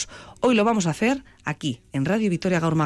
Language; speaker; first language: Spanish; native; Spanish